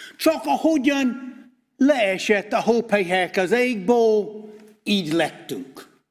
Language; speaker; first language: Hungarian; non-native, fluent; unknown